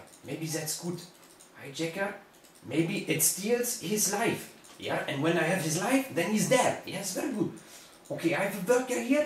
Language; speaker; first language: English; non-native, learner; German